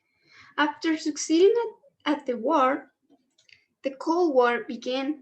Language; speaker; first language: English; non-native, learner; Spanish